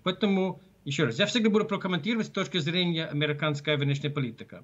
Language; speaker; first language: Russian; non-native, fluent; English